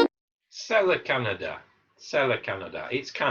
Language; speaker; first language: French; non-native, fluent; English